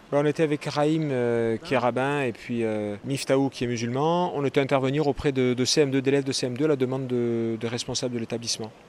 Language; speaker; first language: French; native; French